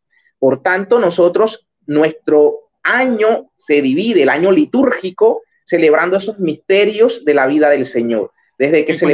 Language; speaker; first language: Spanish; native; Spanish